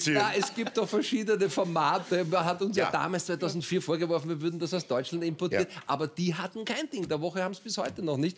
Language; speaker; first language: German; native; German